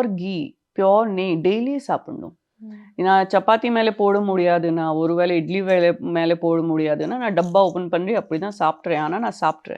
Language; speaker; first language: Tamil; non-native, fluent; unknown